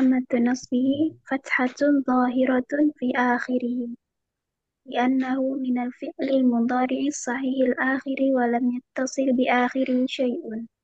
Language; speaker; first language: Arabic; non-native, learner; Indonesian